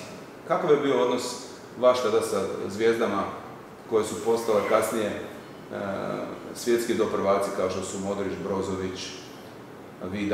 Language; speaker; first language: Serbian; native; Serbian